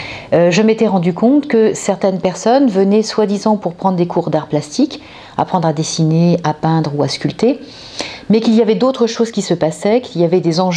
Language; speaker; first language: French; native; French